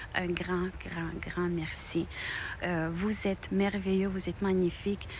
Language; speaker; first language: French; non-native, fluent; Romanian